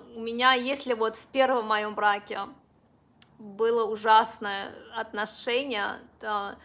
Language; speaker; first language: Russian; non-native, local second language; Uzbek